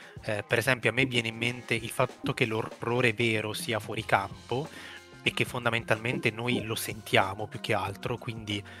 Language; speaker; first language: Italian; native; Italian